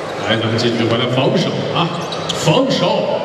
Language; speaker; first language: Chinese; native; Chinese